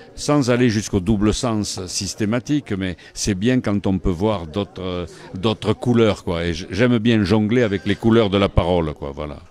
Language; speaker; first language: French; native; French